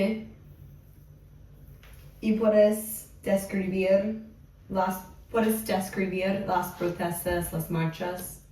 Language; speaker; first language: Spanish; non-native, fluent; English